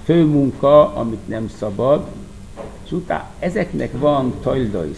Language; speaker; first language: Hungarian; non-native, fluent; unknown